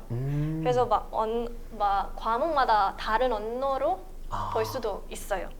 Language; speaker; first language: Korean; non-native, fluent; Malay